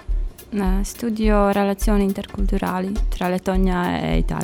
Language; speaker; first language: Italian; non-native, learner; Latvian